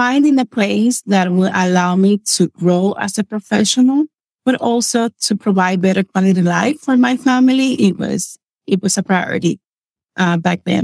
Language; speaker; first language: English; non-native, fluent; Spanish